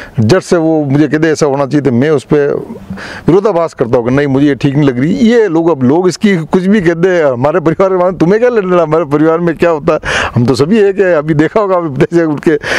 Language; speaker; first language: Hindi; native; Hindi